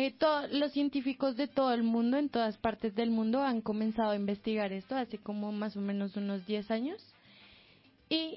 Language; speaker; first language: Spanish; native; Spanish